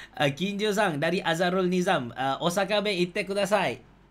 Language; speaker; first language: Malay; native; Malay